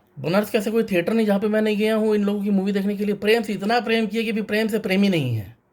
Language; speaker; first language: Hindi; non-native, local second language; Tamil